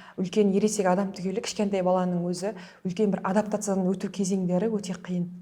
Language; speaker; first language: Kazakh; early bilingual, heritage; Kazakh